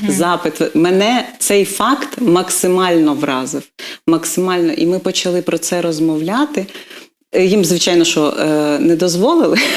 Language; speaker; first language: Ukrainian; non-native, local second language; Russian